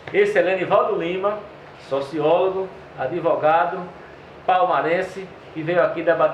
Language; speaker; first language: Portuguese; native; Portuguese